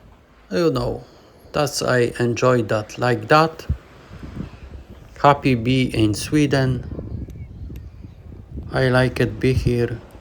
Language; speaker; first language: English; non-native, learner; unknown